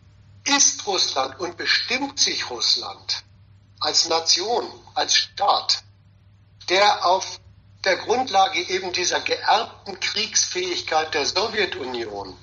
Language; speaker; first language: German; native; German